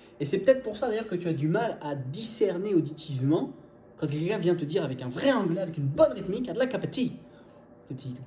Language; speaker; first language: French; native; French